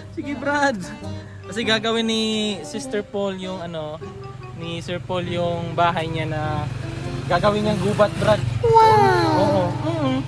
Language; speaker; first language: Filipino; non-native, local second language; Cebuano